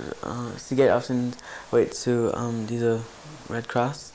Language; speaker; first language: German; non-native, learner; English